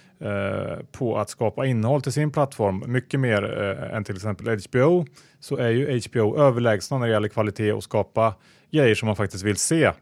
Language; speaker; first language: Swedish; native; Swedish